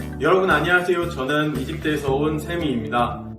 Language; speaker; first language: Korean; non-native, fluent; Arabic